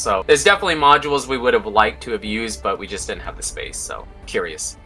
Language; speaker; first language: English; native; English